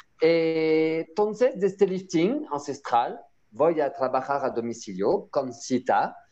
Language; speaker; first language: Spanish; non-native, learner; French